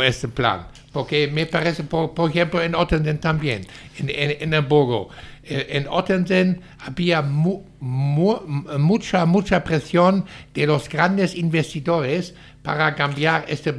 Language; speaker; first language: Spanish; non-native, fluent; German